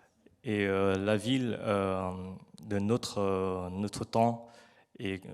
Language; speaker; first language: French; non-native, learner; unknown